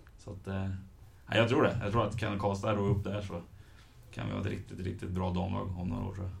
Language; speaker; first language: Swedish; native; Swedish